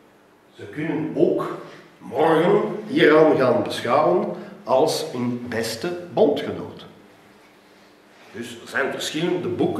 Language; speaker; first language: Dutch; non-native, local second language; French